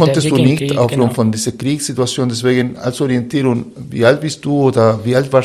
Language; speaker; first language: German; non-native, fluent; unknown